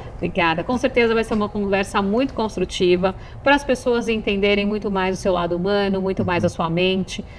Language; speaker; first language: Portuguese; native; Portuguese